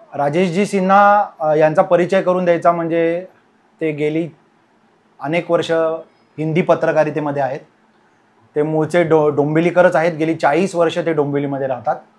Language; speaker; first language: Marathi; native; Marathi